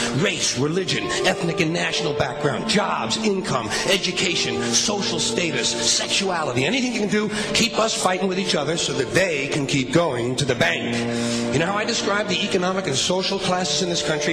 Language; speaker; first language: English; native; English